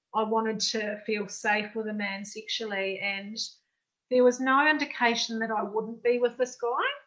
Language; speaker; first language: English; native; English